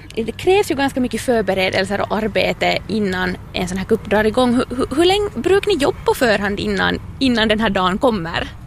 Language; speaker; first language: Swedish; native; Swedish